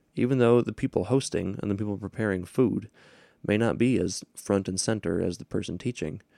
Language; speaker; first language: English; native; English